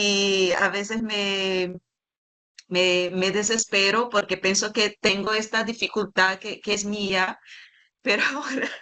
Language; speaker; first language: Spanish; non-native, fluent; Portuguese